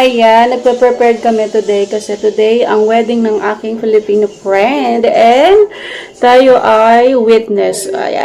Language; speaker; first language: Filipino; native; Filipino